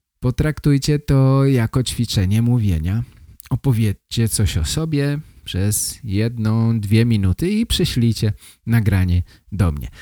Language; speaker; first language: Polish; native; Polish